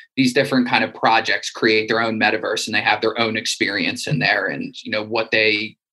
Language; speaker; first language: English; native; English